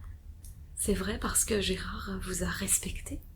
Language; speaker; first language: French; native; French